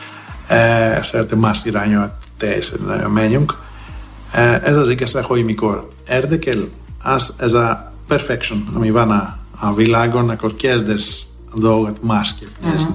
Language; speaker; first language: Hungarian; non-native, learner; Greek